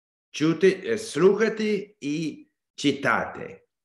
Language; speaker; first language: Ukrainian; non-native, learner; English